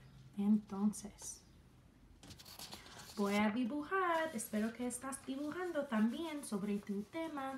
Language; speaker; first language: Spanish; non-native, fluent; English